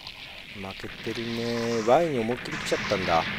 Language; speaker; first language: Japanese; native; Japanese